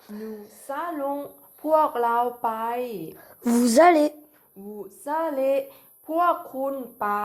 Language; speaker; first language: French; non-native, fluent; Thai